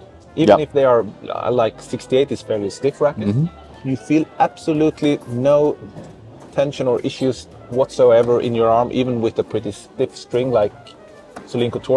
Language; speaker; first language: English; non-native, fluent; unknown